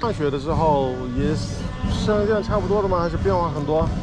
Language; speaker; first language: Chinese; non-native, fluent; English